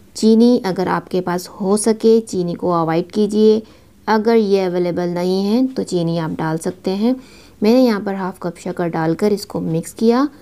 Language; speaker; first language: Urdu; native; Urdu